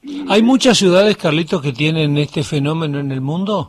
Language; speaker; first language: Spanish; native; Spanish